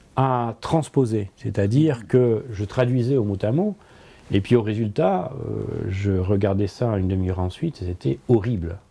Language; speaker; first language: French; native; French